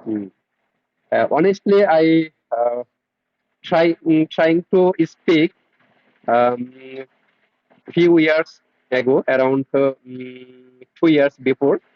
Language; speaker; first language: English; non-native, learner; Bangla